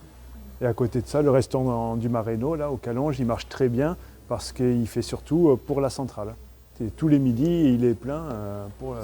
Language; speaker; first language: French; native; French